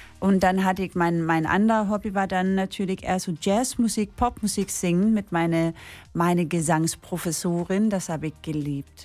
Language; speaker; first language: German; non-native, fluent; English